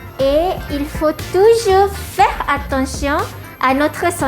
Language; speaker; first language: French; non-native, fluent; Malay